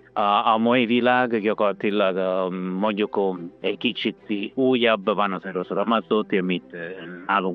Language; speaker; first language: Hungarian; non-native, fluent; Italian